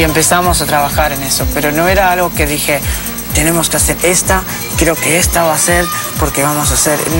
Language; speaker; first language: Spanish; early bilingual, heritage; Spanish